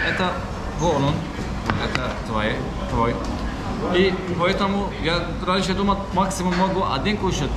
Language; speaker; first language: Russian; non-native, learner; Turkish